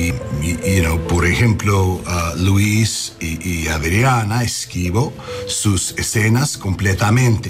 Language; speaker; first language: Spanish; non-native, learner; English